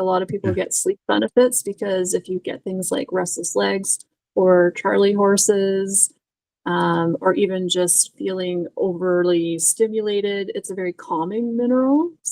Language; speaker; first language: English; native; English